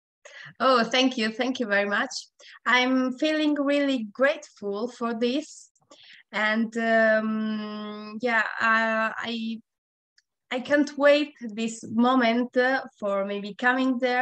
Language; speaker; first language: English; non-native, learner; Italian